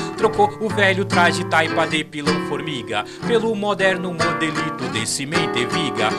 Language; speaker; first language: Portuguese; native; Portuguese